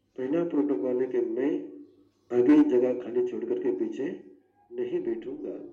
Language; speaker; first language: Hindi; non-native, local second language; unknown